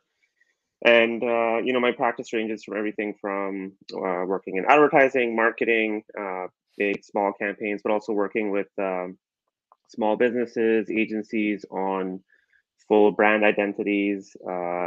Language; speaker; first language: English; native; English